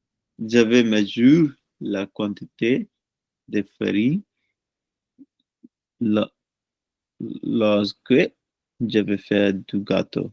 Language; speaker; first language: French; non-native, learner; Punjabi